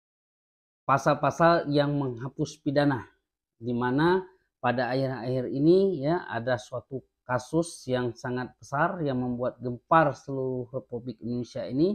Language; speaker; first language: Indonesian; native; Indonesian